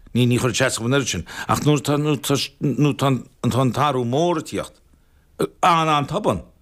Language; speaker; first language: Irish; native; Irish